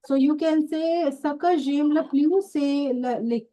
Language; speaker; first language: French; non-native, fluent; Hindi